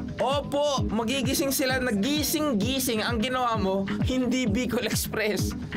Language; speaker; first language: Filipino; native; Filipino